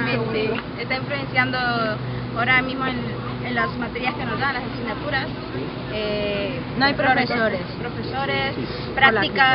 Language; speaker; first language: Spanish; native; Spanish